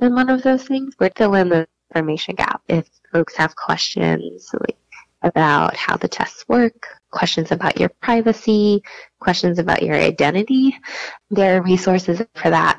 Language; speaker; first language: English; native; English